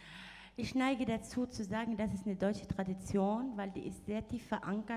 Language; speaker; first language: German; non-native, fluent; Arabic